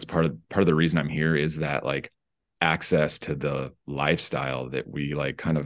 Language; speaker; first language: English; native; English